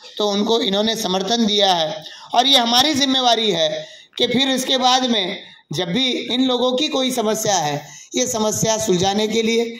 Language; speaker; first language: Hindi; native; Hindi